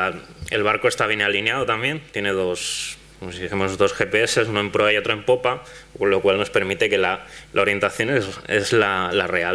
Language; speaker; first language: Spanish; non-native, local second language; Catalan